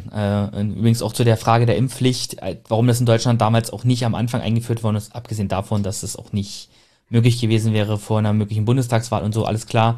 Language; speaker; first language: German; native; German